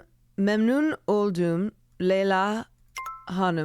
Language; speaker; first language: Turkish; non-native, learner; English